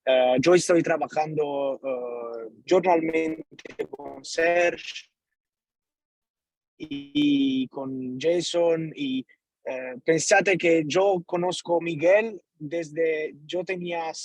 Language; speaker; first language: Spanish; non-native, learner; Italian